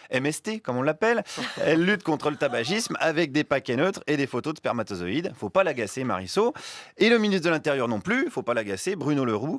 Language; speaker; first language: French; native; French